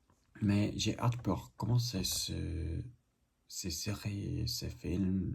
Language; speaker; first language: French; non-native, learner; English